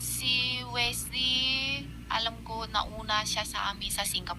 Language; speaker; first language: Filipino; non-native, learner; Chinese